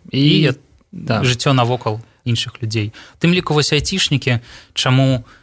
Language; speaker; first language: Belarusian; non-native, local second language; Russian